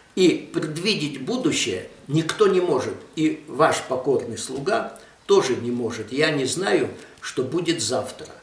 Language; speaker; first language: Russian; non-native, local second language; Armenian